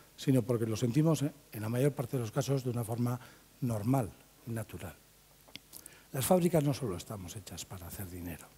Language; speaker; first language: Spanish; native; Spanish